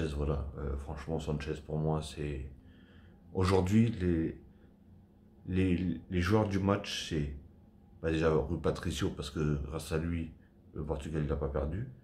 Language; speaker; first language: French; native; French